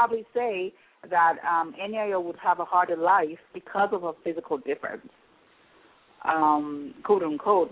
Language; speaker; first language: English; non-native, local second language; Yoruba